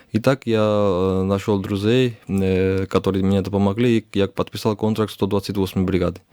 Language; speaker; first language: Ukrainian; non-native, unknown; Georgian